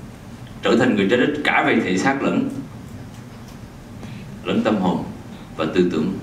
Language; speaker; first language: Vietnamese; native; Vietnamese